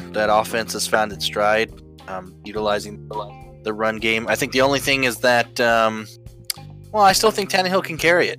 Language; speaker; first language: English; native; English